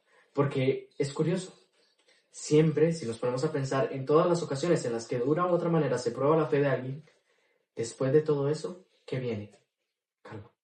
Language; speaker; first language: Spanish; native; Spanish